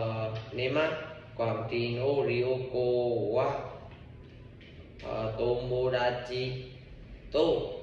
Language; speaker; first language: Japanese; non-native, learner; Vietnamese